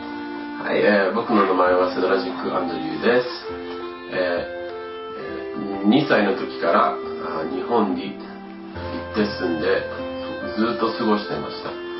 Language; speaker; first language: Japanese; early bilingual, other home language; English